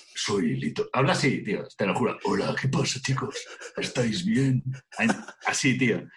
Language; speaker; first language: Spanish; native; Spanish